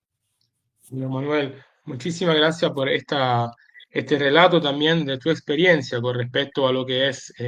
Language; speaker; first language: Spanish; native; Spanish